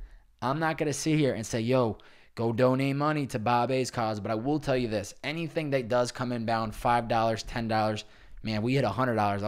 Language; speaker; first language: English; native; English